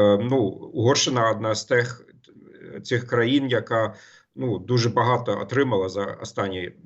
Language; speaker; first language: Ukrainian; non-native, fluent; German